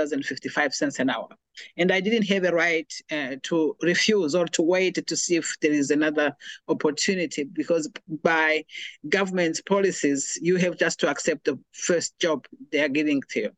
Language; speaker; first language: English; non-native, local second language; Kinyarwanda